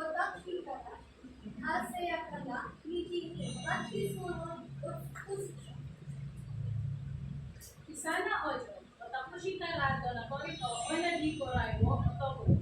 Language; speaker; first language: Japanese; non-native, learner; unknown